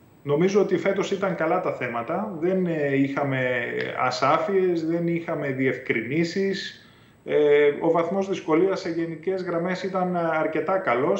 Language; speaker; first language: Greek; native; Greek